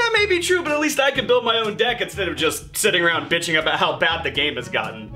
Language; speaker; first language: English; native; English